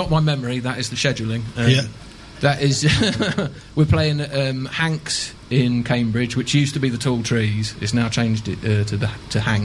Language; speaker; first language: English; native; English